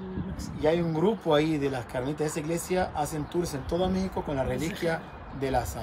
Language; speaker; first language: Spanish; non-native, fluent; Arabic